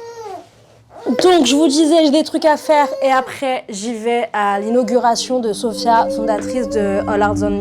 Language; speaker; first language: French; native; French